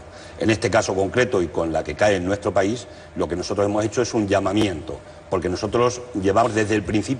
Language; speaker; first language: Spanish; native; Spanish